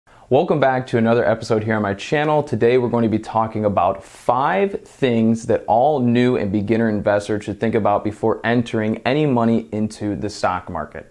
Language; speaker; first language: English; native; English